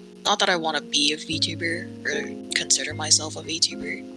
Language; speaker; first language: English; native; English